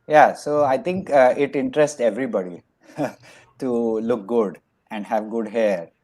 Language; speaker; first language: English; non-native, local second language; Marathi